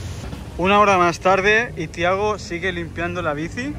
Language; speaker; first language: Spanish; native; Spanish